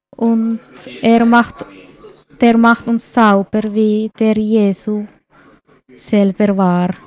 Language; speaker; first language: German; non-native, fluent; Swedish